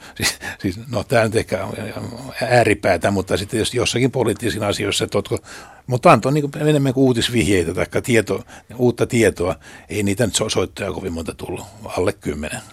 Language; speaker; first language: Finnish; native; Finnish